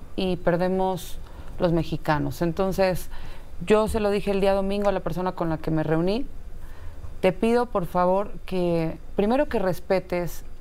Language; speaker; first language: Spanish; native; Spanish